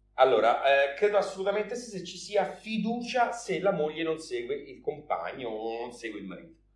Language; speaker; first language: Italian; native; Italian